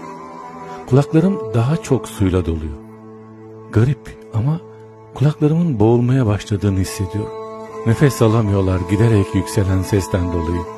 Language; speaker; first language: Turkish; native; Turkish